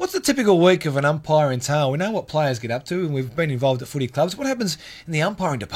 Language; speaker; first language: English; native; English